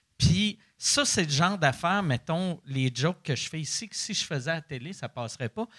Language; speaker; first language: French; native; French